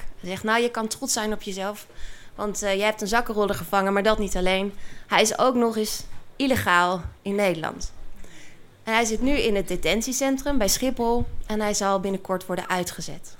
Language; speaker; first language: Dutch; native; Dutch